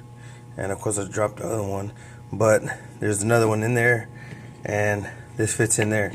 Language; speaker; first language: English; native; English